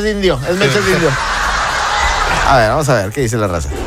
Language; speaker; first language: Spanish; native; Spanish